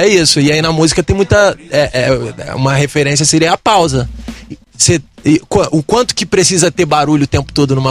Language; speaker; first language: Portuguese; native; Portuguese